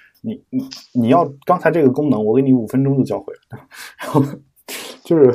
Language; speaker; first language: Chinese; native; Chinese